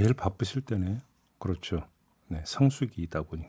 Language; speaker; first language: Korean; native; Korean